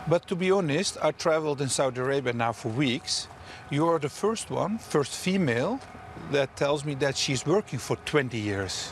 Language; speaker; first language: English; non-native, fluent; Dutch